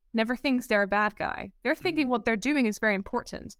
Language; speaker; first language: English; non-native, fluent; Dutch